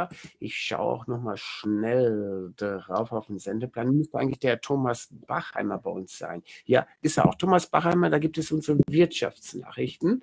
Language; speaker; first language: German; native; German